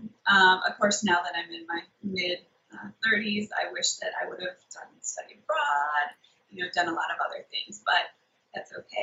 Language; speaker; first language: English; native; English